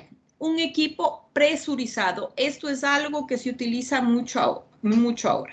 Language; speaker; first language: Spanish; native; Spanish